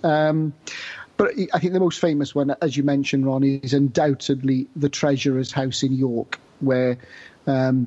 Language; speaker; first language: English; native; English